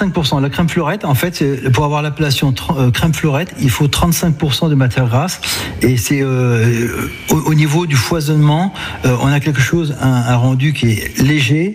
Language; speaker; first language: French; native; French